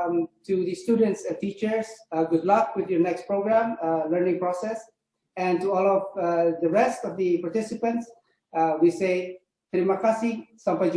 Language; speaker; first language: English; non-native, fluent; Indonesian